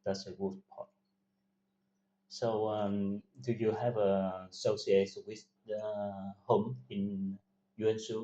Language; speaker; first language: English; non-native, learner; Vietnamese